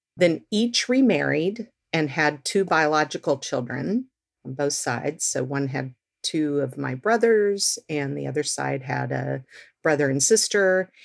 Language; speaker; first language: English; native; English